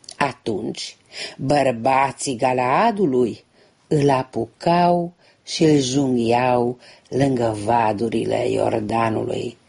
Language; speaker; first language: Romanian; native; Romanian